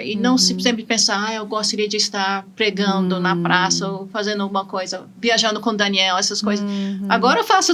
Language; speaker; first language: Portuguese; non-native, fluent; English